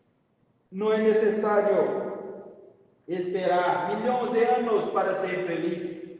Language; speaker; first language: Portuguese; non-native, fluent; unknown